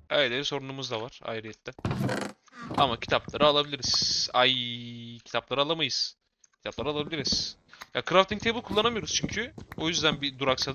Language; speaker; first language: Turkish; native; Turkish